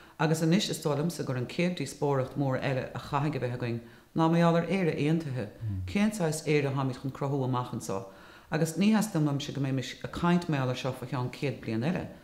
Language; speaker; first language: Irish; native; Irish